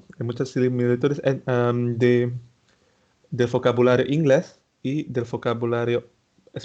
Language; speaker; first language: Spanish; non-native, fluent; Indonesian